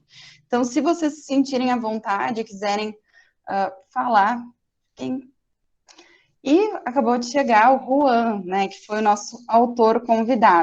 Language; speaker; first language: Portuguese; native; Portuguese